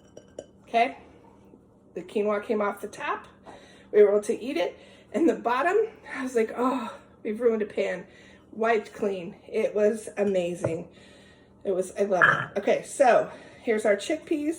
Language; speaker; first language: English; native; English